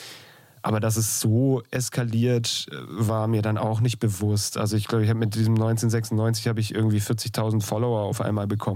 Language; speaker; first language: German; native; German